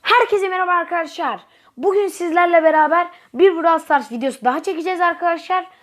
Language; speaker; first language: Turkish; native; Turkish